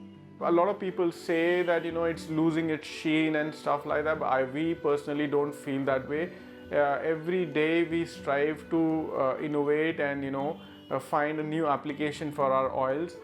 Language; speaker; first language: English; non-native, local second language; Hindi